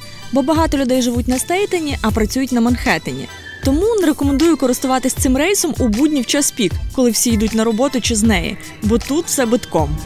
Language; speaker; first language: Ukrainian; native; Ukrainian